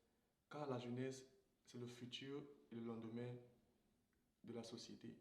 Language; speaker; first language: French; non-native, local second language; Sango